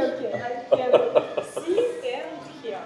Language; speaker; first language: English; non-native, learner; Russian